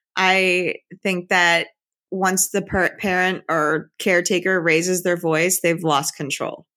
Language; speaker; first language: English; native; English